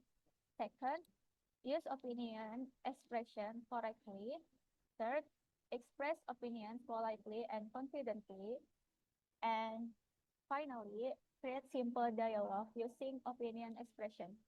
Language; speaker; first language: English; non-native, fluent; Indonesian